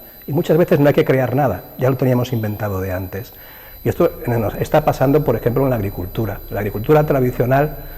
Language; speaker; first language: Spanish; native; Spanish